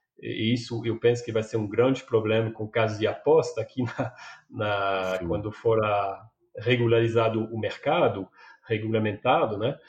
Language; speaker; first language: Portuguese; non-native, fluent; French